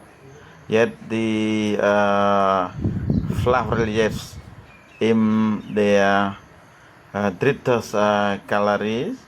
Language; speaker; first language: German; non-native, learner; Khmer